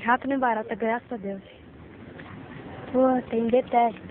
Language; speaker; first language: Portuguese; native; Portuguese